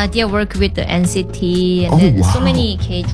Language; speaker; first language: English; non-native, learner; Indonesian